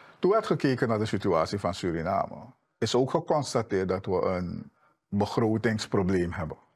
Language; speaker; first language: Dutch; native; Dutch